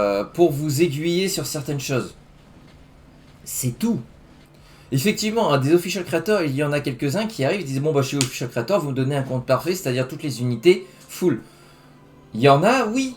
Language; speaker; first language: French; native; French